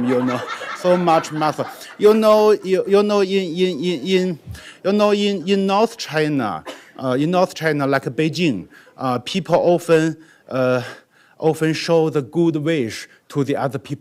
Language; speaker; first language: English; non-native, learner; Chinese